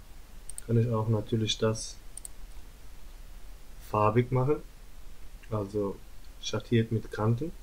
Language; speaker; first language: German; non-native, learner; Turkish